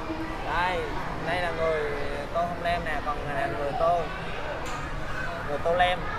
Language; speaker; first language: Vietnamese; native; Vietnamese